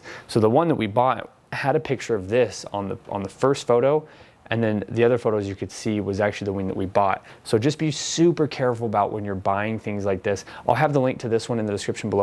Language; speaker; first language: English; native; English